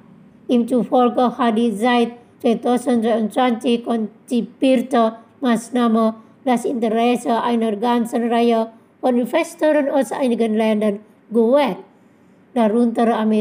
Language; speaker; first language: German; non-native, fluent; Indonesian